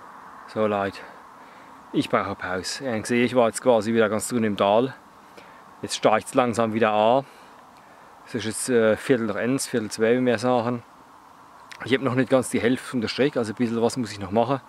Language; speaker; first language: German; native; German